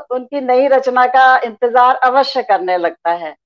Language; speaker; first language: Hindi; native; Hindi